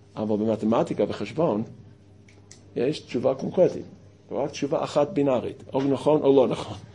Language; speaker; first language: Hebrew; non-native, fluent; English